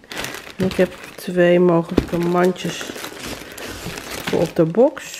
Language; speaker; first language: Dutch; native; Dutch